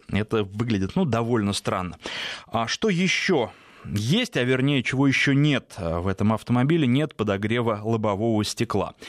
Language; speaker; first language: Russian; native; Russian